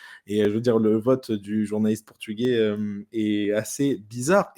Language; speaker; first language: French; native; French